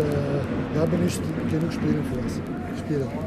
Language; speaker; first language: German; non-native, learner; English